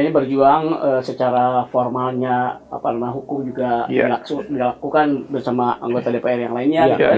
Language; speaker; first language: Indonesian; native; Indonesian